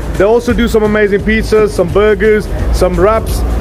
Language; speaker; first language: English; early bilingual, other home language; Hindi